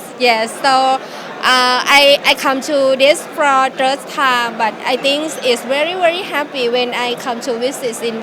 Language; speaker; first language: English; non-native, learner; Thai